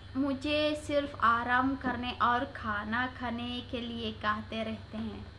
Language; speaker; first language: Hindi; non-native, learner; Indonesian